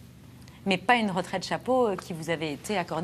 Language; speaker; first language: French; native; French